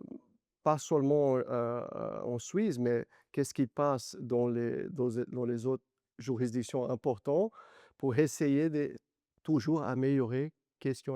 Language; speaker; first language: French; non-native, learner; Portuguese